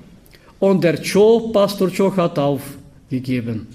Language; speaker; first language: German; non-native, fluent; Bulgarian